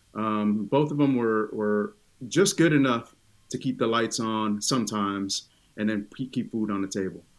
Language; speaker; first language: English; early bilingual, other home language; Tongan